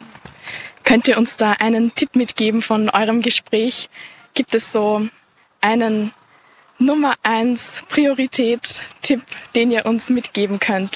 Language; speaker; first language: German; native; German